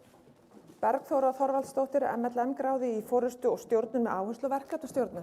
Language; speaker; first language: Icelandic; native; Icelandic